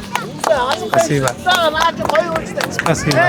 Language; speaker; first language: Russian; non-native, learner; Uzbek